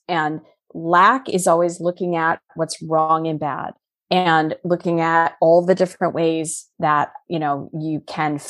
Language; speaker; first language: English; native; English